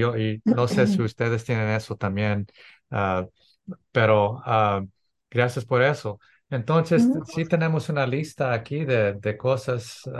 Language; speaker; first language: Spanish; early bilingual, heritage; English